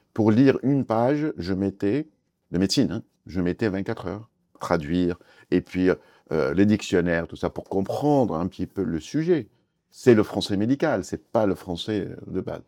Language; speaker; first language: French; non-native, fluent; Kurdish